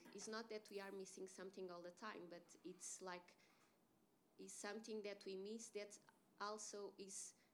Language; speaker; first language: English; non-native, fluent; Portuguese